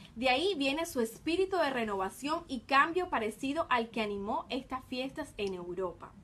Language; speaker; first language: Spanish; native; Spanish